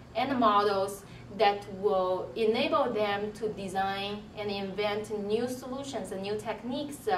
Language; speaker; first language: English; non-native, fluent; Chinese